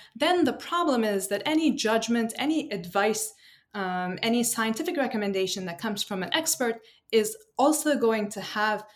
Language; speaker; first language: English; non-native, fluent; Turkish